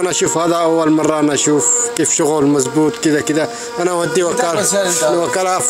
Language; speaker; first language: Arabic; non-native, learner; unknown